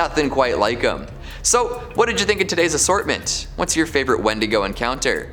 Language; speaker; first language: English; native; English